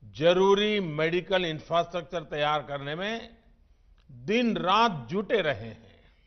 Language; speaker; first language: Hindi; non-native, local second language; Gujarati